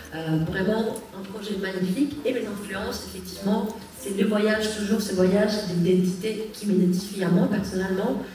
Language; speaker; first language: French; early bilingual, other home language; Spanish